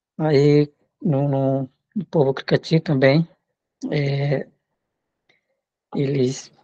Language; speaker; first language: Portuguese; non-native, local second language; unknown